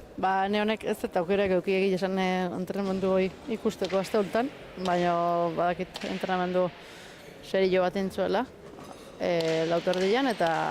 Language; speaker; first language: Basque; native; Basque